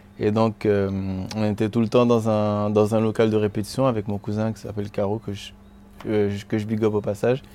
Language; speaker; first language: French; native; French